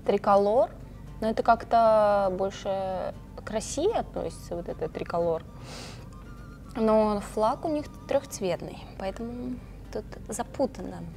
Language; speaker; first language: Russian; native; Russian